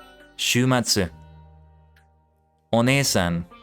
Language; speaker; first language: Japanese; non-native, learner; English